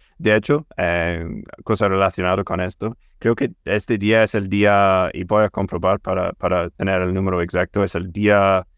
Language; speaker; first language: Spanish; non-native, fluent; English